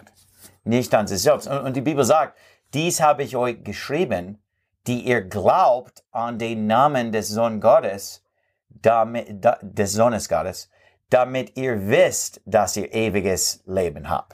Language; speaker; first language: German; non-native, fluent; English